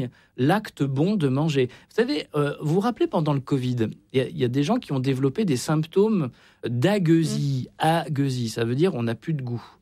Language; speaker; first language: French; native; French